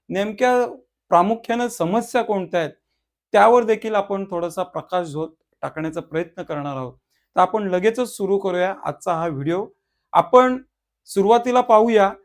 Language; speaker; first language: Marathi; native; Marathi